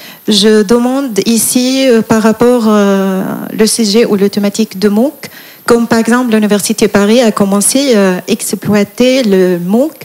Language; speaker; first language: French; non-native, fluent; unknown